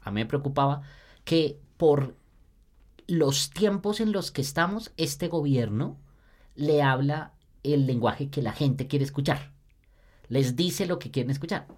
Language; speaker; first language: Spanish; native; Spanish